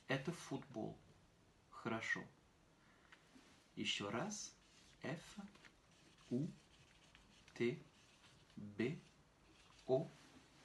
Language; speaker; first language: Russian; non-native, fluent; French